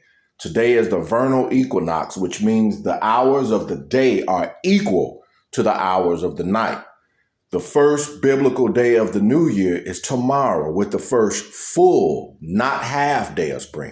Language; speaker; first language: English; native; English